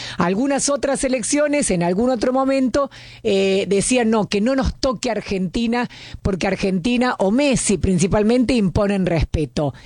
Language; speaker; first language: Spanish; native; Spanish